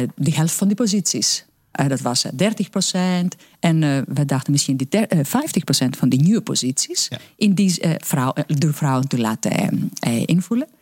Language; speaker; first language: Dutch; non-native, fluent; Greek